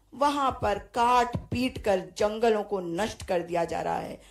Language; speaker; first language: Hindi; native; Hindi